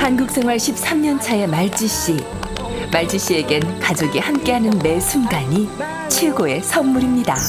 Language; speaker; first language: Korean; native; Korean